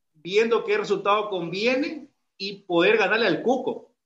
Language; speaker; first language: Spanish; native; Spanish